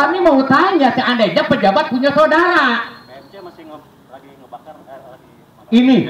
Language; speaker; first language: Indonesian; native; Indonesian